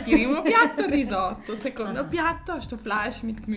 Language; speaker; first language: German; non-native, fluent; Italian